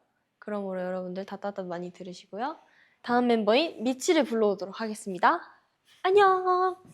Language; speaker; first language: Korean; native; Korean